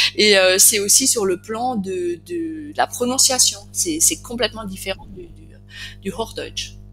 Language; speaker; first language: French; native; French